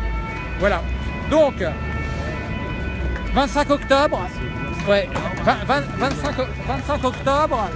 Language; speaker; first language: French; native; French